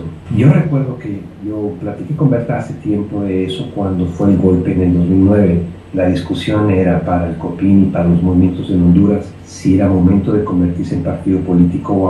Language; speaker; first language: Spanish; native; Spanish